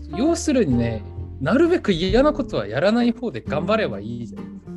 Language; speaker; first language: Japanese; non-native, fluent; Korean